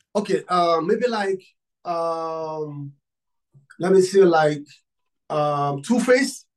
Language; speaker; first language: English; non-native, local second language; Yoruba